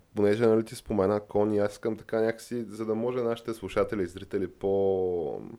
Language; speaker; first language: Bulgarian; native; Bulgarian